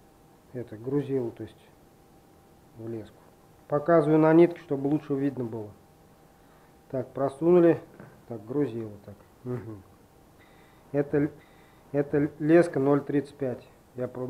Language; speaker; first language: Russian; native; Russian